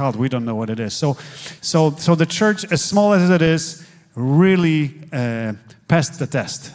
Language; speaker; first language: English; non-native, fluent; Polish